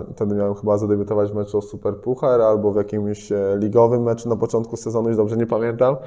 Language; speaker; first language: Polish; native; Polish